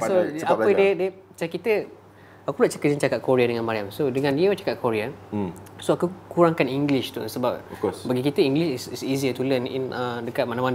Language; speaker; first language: Malay; native; Malay